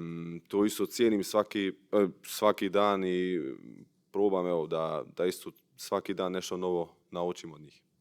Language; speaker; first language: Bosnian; early bilingual, heritage; Bosnian